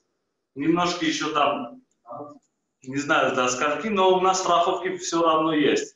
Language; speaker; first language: Russian; non-native, fluent; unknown